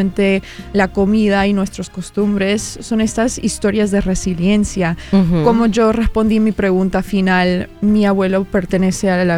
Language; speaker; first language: Spanish; early bilingual, heritage; Spanish